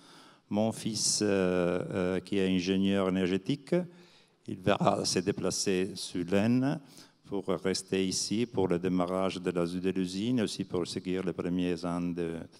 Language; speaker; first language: French; non-native, fluent; Italian